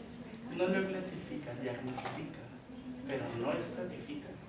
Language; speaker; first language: Spanish; native; Spanish